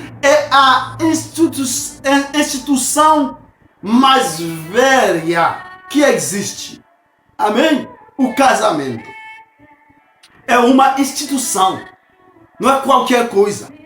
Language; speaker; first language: Portuguese; non-native, fluent; Haitian Creole